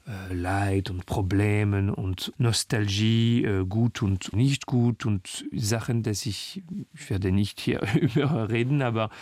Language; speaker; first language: German; non-native, learner; French